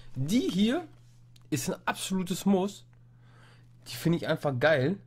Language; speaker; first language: German; non-native, fluent; English